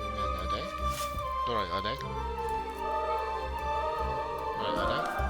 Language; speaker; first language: Vietnamese; non-native, learner; English